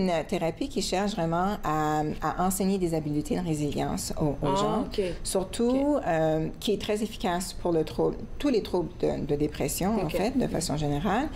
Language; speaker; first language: French; native; French